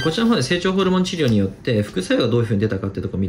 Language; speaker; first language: Japanese; native; Japanese